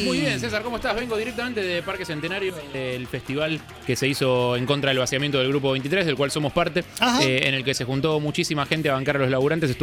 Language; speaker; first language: Spanish; native; Spanish